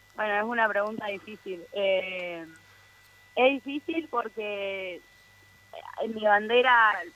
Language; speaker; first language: Spanish; native; Spanish